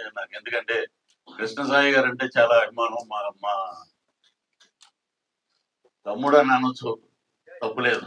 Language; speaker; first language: Telugu; native; Telugu